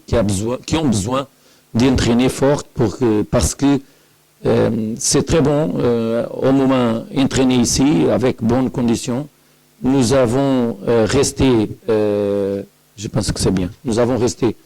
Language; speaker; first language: French; non-native, learner; Portuguese